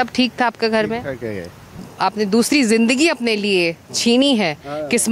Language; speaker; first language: Hindi; native; Hindi